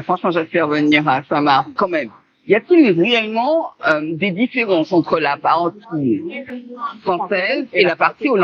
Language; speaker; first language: French; native; French